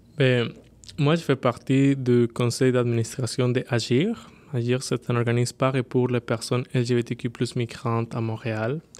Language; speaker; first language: French; non-native, fluent; Spanish